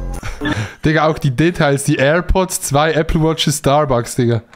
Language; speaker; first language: German; native; German